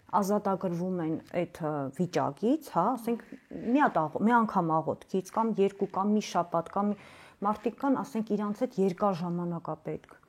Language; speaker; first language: Armenian; native; Armenian